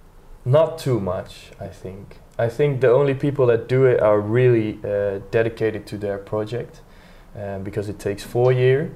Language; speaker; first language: English; non-native, fluent; Dutch